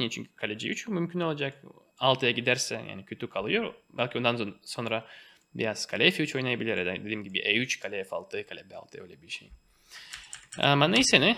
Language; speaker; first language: Turkish; non-native, fluent; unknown